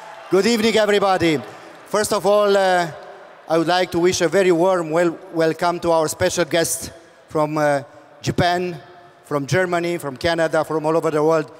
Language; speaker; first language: English; non-native, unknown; Romanian